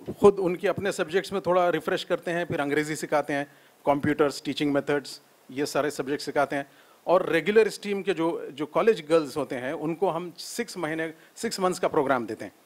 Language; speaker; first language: Urdu; native; Urdu